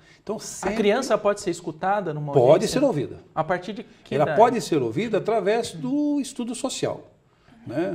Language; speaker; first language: Portuguese; native; Portuguese